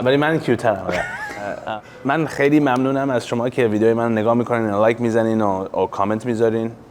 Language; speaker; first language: Persian; early bilingual, heritage; English